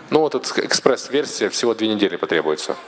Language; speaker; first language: Russian; native; Russian